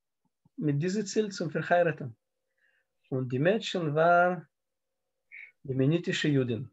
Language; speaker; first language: German; non-native, learner; Russian